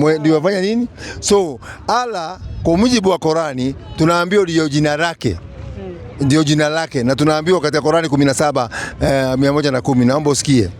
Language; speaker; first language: Swahili; non-native, local second language; Kikuyu